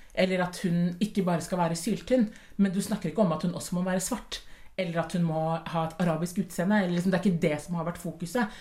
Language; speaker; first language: Norwegian; native; Norwegian